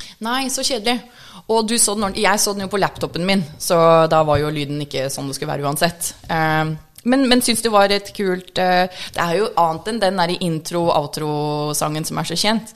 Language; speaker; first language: Norwegian; non-native, fluent; English